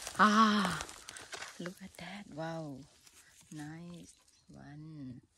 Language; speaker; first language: English; non-native, learner; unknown